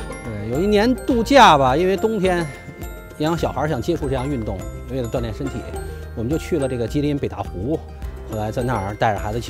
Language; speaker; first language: Chinese; native; Chinese